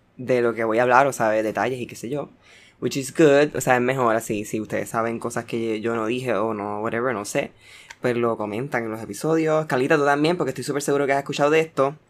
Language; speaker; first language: Spanish; early bilingual, heritage; Spanish